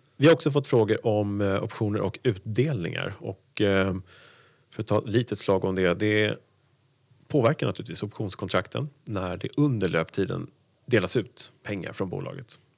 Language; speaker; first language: Swedish; native; Swedish